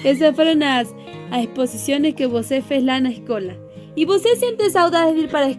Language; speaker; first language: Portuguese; non-native, learner; Spanish